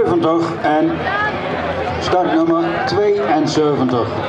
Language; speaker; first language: Dutch; native; Dutch